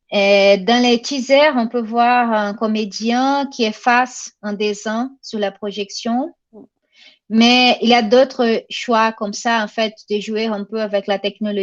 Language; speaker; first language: French; non-native, fluent; Portuguese